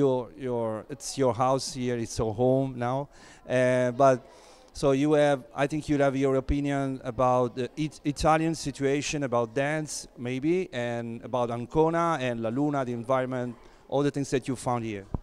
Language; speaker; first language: English; non-native, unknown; Italian